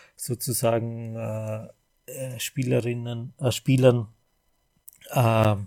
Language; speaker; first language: German; native; German